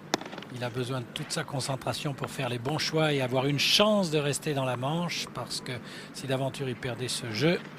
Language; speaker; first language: French; native; French